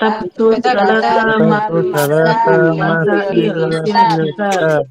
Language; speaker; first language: Arabic; non-native, learner; Indonesian